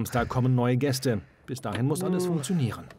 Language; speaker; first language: German; native; German